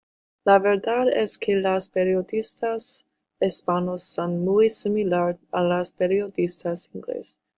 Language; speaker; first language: Spanish; non-native, learner; English